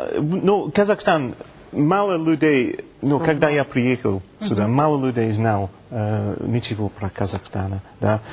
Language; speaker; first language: Russian; non-native, learner; English